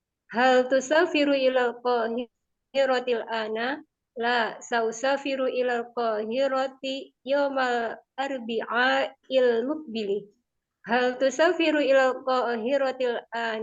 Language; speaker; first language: Arabic; non-native, learner; Indonesian